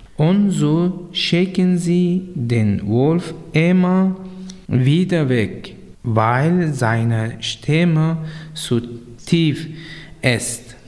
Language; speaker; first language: German; non-native, learner; Persian